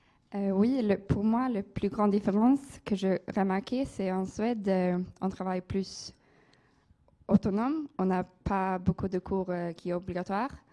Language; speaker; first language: French; non-native, fluent; Swedish